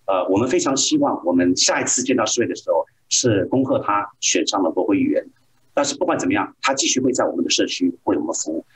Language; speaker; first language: Chinese; native; Chinese